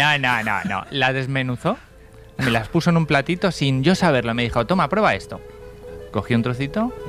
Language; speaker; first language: Spanish; native; Spanish